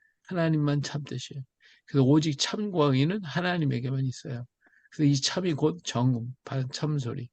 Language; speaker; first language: Korean; native; Korean